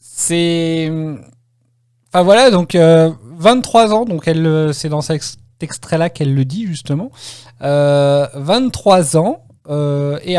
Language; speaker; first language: French; native; French